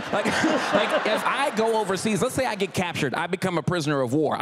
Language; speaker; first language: English; native; English